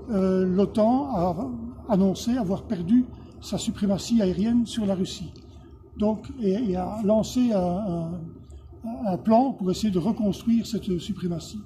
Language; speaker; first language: French; native; French